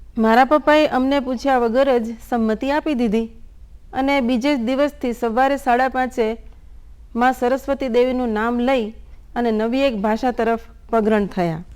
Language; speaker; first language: Gujarati; non-native, local second language; Bangla